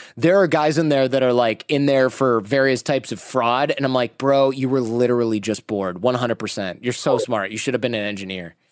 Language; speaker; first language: English; native; English